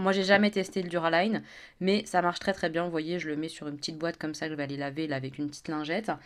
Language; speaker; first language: French; native; French